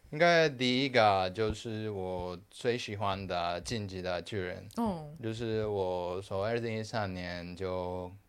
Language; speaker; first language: Chinese; non-native, fluent; Spanish